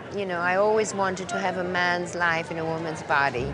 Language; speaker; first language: English; non-native, fluent; French